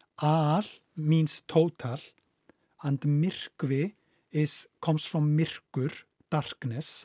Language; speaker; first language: English; non-native, fluent; Icelandic